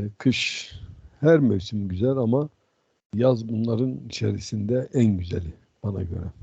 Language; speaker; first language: Turkish; native; Turkish